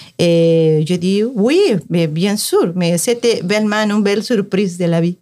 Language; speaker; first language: French; non-native, fluent; Spanish